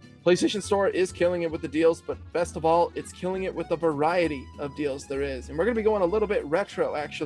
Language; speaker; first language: English; native; English